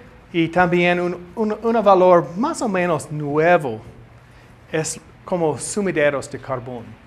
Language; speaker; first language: Spanish; non-native, learner; English